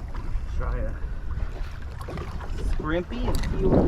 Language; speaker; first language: English; native; English